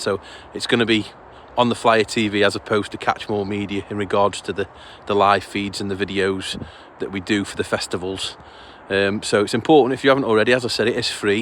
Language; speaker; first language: English; native; English